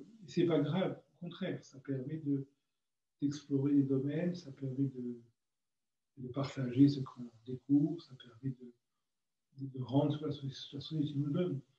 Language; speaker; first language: French; native; French